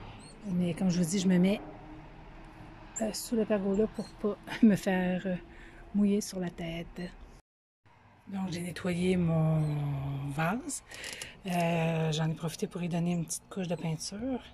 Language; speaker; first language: French; native; French